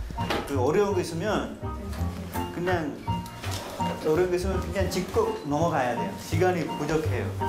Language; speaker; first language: Korean; non-native, fluent; Sinhala